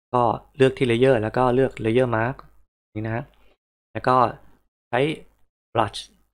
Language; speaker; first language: Thai; native; Thai